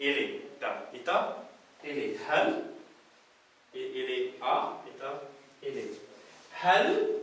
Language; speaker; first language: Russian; non-native, learner; Arabic